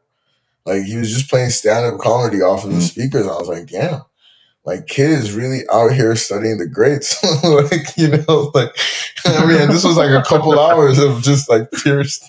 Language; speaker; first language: English; non-native, local second language; Yoruba